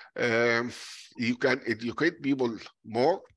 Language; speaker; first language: English; non-native, fluent; Arabic